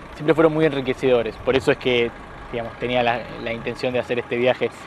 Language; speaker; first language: Spanish; native; Spanish